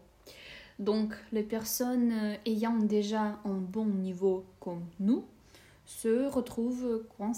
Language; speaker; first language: French; non-native, fluent; Russian